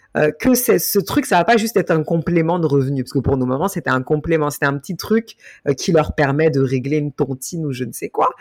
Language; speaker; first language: French; native; French